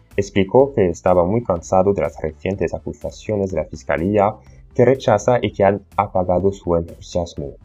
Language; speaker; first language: Spanish; non-native, fluent; French